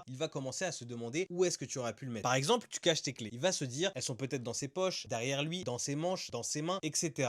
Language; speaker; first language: French; native; French